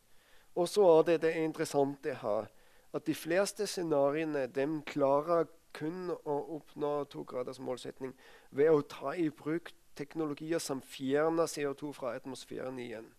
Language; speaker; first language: Norwegian; non-native, fluent; German